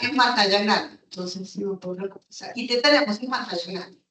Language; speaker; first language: Spanish; native; Spanish